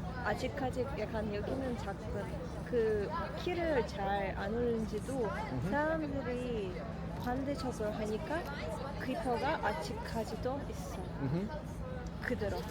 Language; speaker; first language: Korean; non-native, learner; Russian